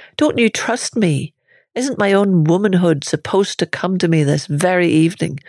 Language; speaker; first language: English; native; English